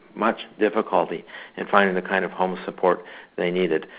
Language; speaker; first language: English; native; English